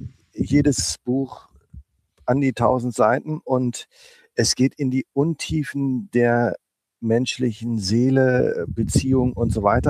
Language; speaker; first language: German; native; German